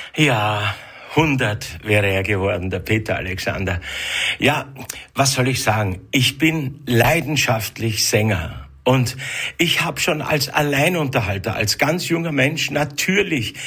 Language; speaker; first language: German; native; German